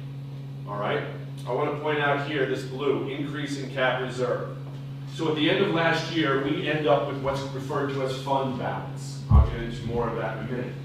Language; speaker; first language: English; native; English